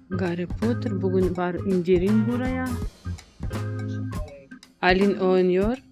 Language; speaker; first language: Turkish; non-native, learner; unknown